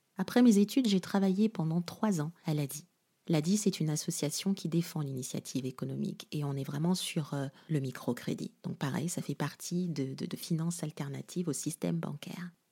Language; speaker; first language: French; non-native, local second language; Lingala